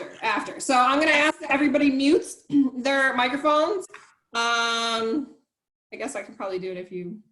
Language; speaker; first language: English; native; English